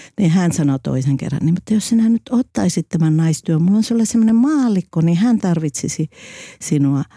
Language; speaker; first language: Finnish; native; Finnish